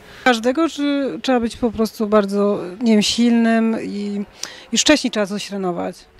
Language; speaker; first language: Polish; native; Polish